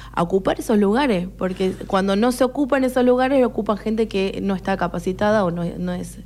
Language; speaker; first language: Spanish; native; Spanish